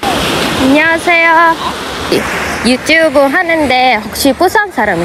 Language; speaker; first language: Korean; non-native, learner; Arabic